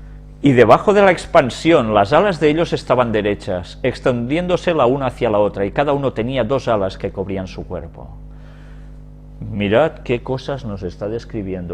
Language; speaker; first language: Spanish; native; Spanish